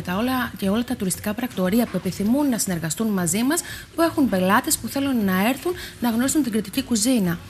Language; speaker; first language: Greek; native; Greek